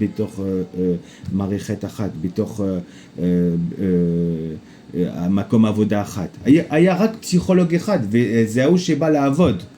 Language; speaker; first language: Hebrew; non-native, fluent; French